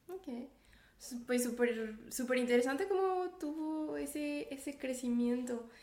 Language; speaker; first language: Spanish; native; Spanish